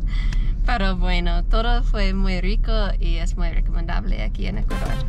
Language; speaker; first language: Spanish; non-native, learner; English